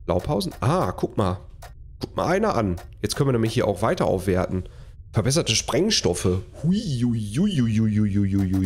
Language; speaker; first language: German; native; German